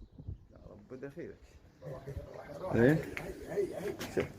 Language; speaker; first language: Arabic; native; Arabic